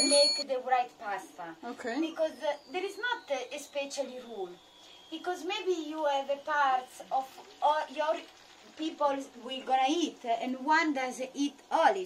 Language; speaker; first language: English; non-native, learner; Italian